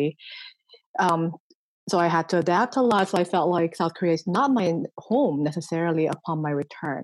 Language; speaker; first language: English; non-native, fluent; Korean